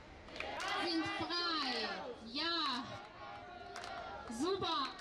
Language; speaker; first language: German; non-native, learner; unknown